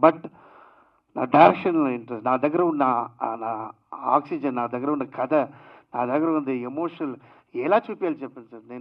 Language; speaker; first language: Telugu; non-native, learner; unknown